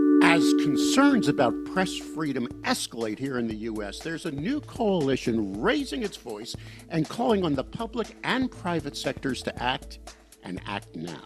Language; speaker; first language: English; native; English